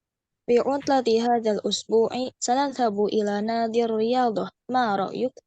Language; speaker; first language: Arabic; non-native, learner; Indonesian